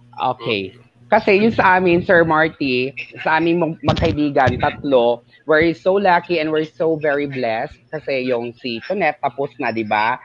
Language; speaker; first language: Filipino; non-native, local second language; Hiligaynon